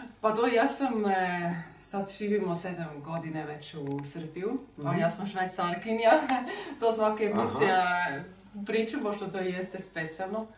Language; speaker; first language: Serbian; non-native, learner; German